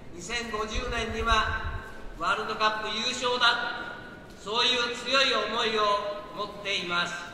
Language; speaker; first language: Japanese; native; Japanese